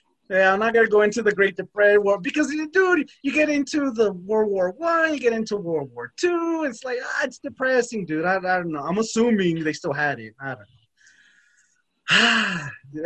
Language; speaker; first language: English; native; English